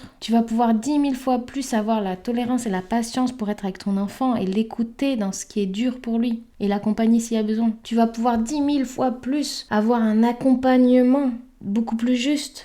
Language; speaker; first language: French; native; French